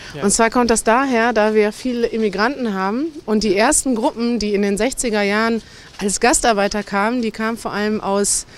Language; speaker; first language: German; native; German